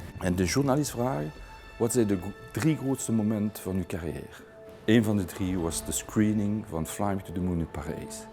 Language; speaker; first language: Dutch; non-native, local second language; French